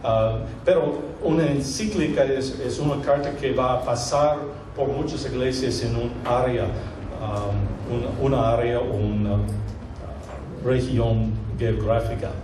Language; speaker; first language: Spanish; non-native, fluent; English